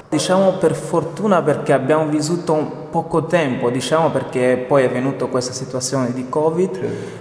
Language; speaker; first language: Italian; non-native, fluent; Portuguese